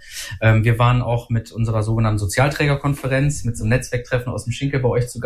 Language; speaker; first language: German; native; German